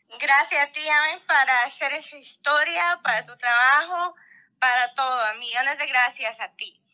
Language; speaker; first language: Spanish; non-native, fluent; Russian